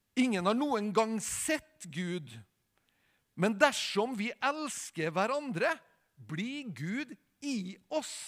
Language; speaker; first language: Norwegian; native; Norwegian